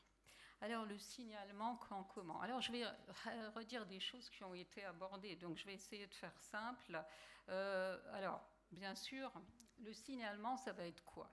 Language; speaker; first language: French; native; French